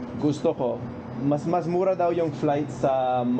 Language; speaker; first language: Filipino; non-native, fluent; English